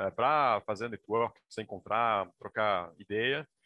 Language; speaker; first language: Portuguese; non-native, fluent; French